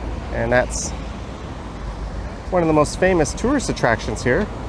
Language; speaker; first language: English; native; English